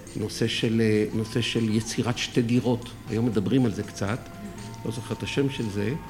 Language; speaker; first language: Hebrew; early bilingual, other home language; French